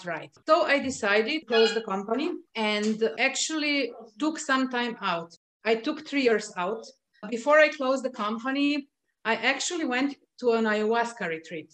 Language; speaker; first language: English; non-native, fluent; Slovenian